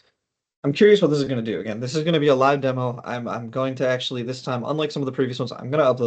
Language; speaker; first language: English; native; English